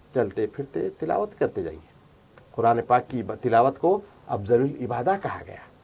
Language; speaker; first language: Urdu; native; Urdu